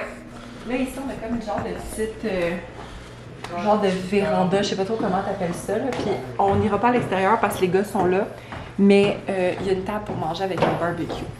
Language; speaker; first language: French; native; French